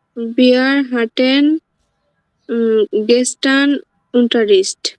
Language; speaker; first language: German; non-native, learner; Bangla